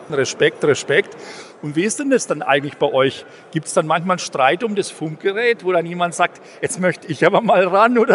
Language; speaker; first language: German; native; German